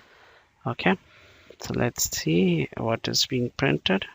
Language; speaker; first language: English; non-native, local second language; Bangla